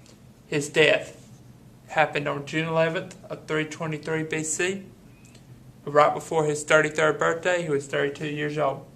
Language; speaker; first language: English; native; English